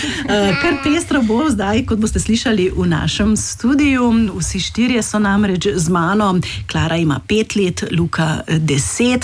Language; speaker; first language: Slovenian; native; Slovenian